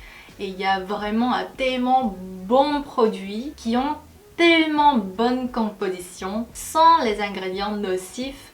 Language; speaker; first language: French; non-native, fluent; Korean